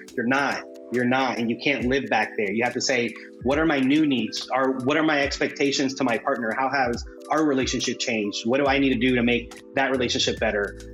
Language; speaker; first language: English; early bilingual, other home language; Spanish